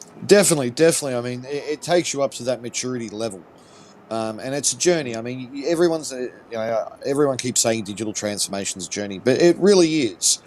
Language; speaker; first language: English; native; English